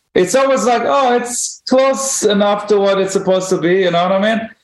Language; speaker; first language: English; non-native, fluent; Hebrew